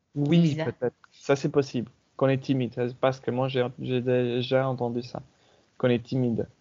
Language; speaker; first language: French; non-native, fluent; English